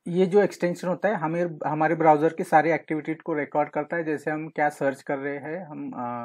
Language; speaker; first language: Hindi; non-native, local second language; Marathi